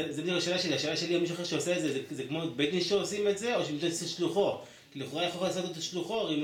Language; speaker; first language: Hebrew; native; Hebrew